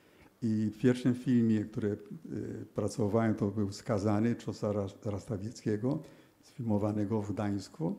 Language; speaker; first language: Polish; early bilingual, heritage; Polish